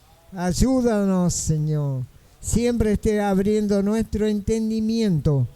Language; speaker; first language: Spanish; native; Spanish